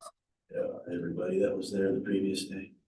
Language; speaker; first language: English; native; English